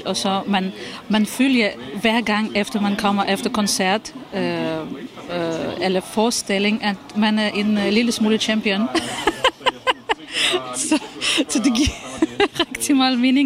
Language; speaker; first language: Danish; non-native, fluent; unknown